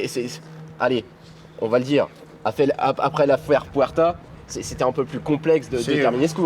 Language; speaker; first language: French; native; French